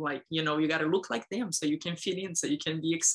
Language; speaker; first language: English; non-native, fluent; Portuguese